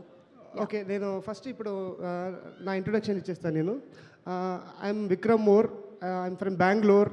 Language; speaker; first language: Telugu; non-native, learner; Kannada